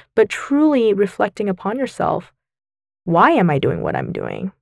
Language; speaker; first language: English; early bilingual, other home language; Vietnamese